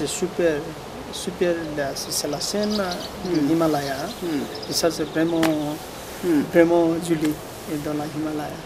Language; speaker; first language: French; non-native, learner; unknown